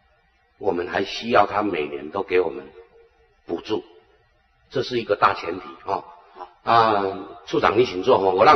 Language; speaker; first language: Chinese; native; Chinese